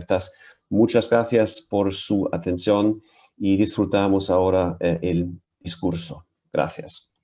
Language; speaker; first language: Spanish; non-native, fluent; German